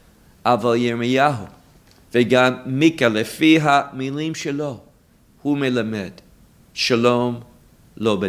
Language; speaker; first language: Hebrew; non-native, fluent; English